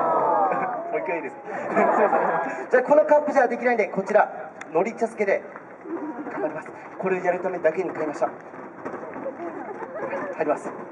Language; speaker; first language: Japanese; native; Japanese